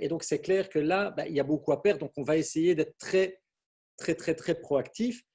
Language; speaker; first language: French; native; French